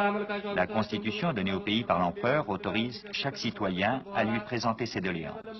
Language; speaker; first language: French; native; French